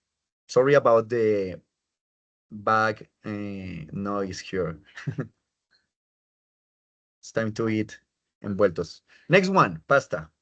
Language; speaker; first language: English; non-native, fluent; Spanish